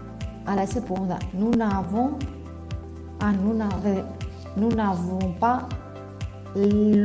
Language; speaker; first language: French; non-native, learner; Spanish